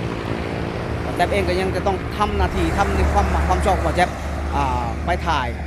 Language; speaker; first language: Thai; non-native, local second language; Northeastern Thai